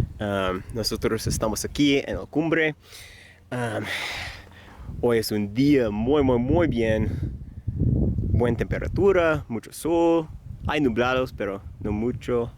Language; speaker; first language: Spanish; non-native, learner; English